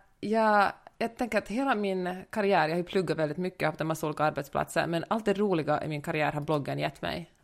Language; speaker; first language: Swedish; native; Swedish